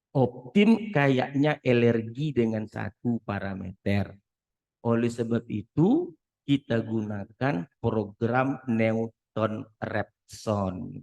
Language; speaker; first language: Indonesian; native; Indonesian